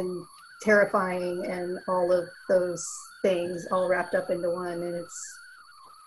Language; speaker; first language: English; native; English